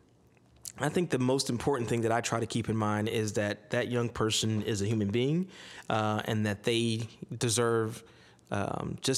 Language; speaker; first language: English; native; English